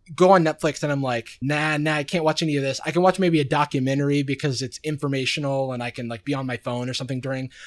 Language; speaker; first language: English; native; English